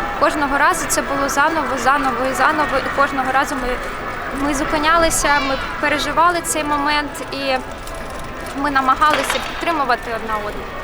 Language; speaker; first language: Ukrainian; non-native, local second language; Russian